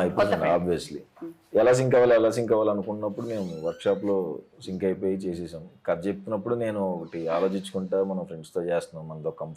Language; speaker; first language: Telugu; native; Telugu